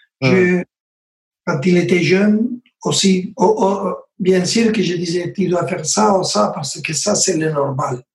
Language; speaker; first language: French; non-native, learner; Spanish